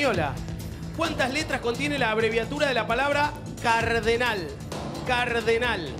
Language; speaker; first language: Spanish; native; Spanish